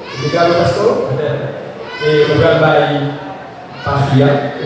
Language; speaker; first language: Portuguese; non-native, learner; Haitian Creole